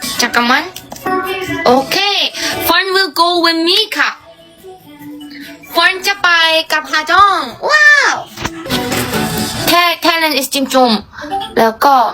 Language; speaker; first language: Thai; non-native, learner; Korean